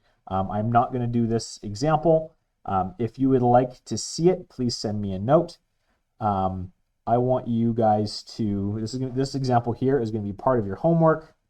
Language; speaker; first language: English; native; English